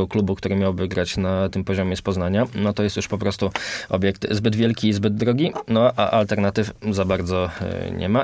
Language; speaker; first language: Polish; native; Polish